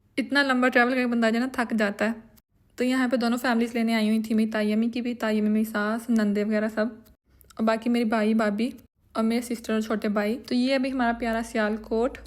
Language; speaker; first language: Urdu; non-native, local second language; Punjabi